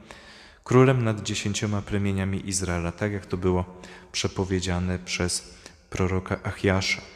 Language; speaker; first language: Polish; native; Polish